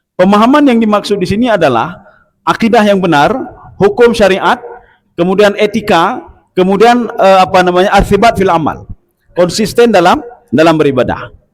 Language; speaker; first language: Malay; non-native, local second language; Achinese